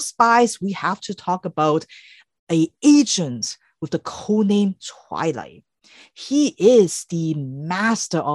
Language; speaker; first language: English; non-native, local second language; Cantonese